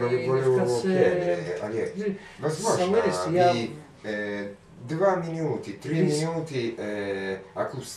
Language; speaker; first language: Russian; non-native, learner; Italian